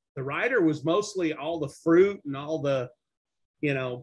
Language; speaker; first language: English; native; English